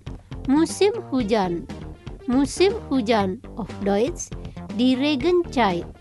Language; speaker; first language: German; non-native, fluent; Indonesian